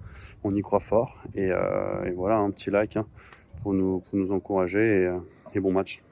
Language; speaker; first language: French; native; French